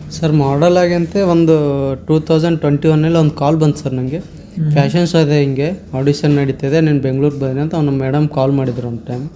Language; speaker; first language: Kannada; native; Kannada